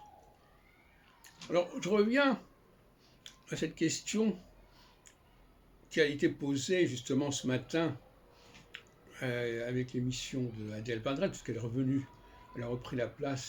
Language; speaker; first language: French; native; French